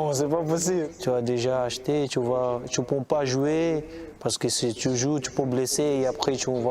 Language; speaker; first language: French; non-native, learner; Portuguese